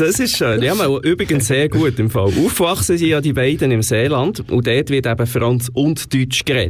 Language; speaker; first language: German; native; German